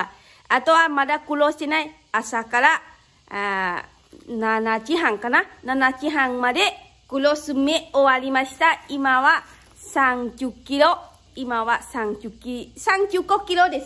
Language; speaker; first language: Japanese; non-native, learner; Lao